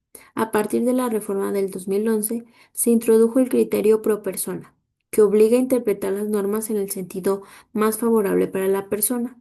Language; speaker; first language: Spanish; native; Spanish